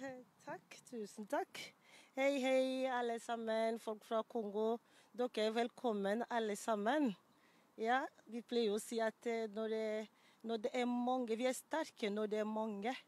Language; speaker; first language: Norwegian; non-native, fluent; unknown